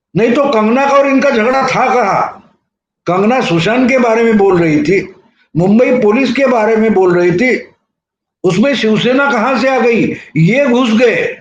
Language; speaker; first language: Hindi; non-native, local second language; Marathi